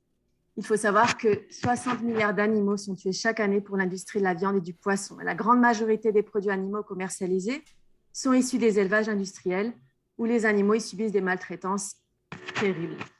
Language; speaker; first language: French; native; French